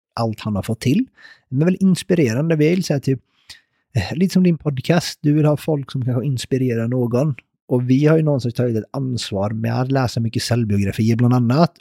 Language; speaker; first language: Swedish; early bilingual, other home language; Persian